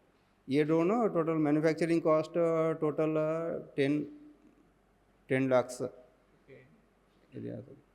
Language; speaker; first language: Telugu; non-native, local second language; Odia